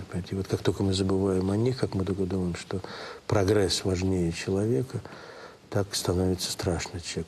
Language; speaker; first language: Russian; native; Russian